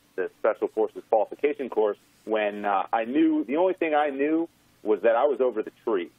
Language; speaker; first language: English; native; English